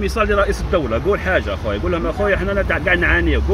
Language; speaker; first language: Arabic; native; Arabic